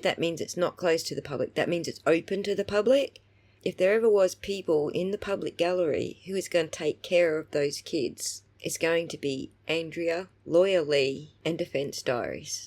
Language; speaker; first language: English; native; English